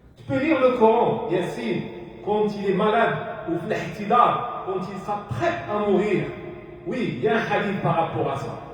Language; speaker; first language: French; non-native, local second language; Arabic